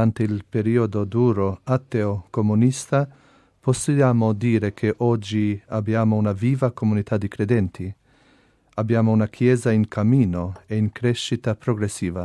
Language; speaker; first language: Italian; non-native, fluent; Albanian